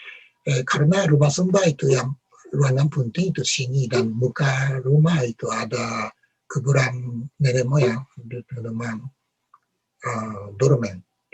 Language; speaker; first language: Indonesian; non-native, learner; Japanese